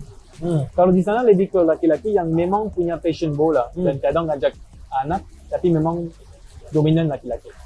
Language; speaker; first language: Indonesian; non-native, fluent; French